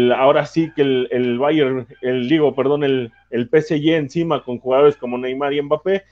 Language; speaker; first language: Spanish; native; Spanish